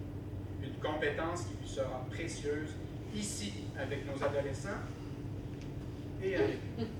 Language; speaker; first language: French; native; French